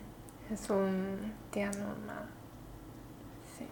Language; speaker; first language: Spanish; non-native, learner; Chinese